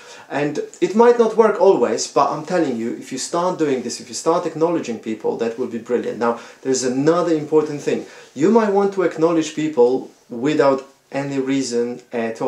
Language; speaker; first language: English; non-native, fluent; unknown